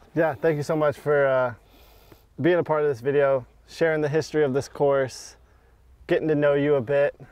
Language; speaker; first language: English; native; English